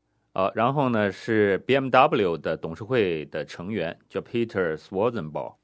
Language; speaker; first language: Chinese; native; Chinese